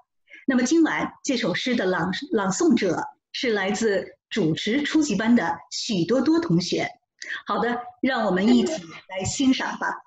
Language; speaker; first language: Chinese; native; Chinese